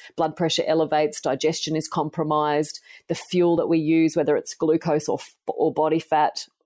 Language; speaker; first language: English; native; English